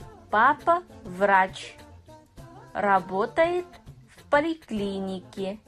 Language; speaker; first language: Russian; non-native, fluent; Kazakh